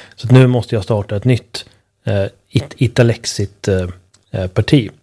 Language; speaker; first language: Swedish; native; Swedish